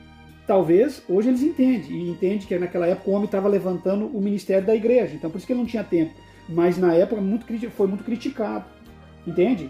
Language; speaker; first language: Portuguese; native; Portuguese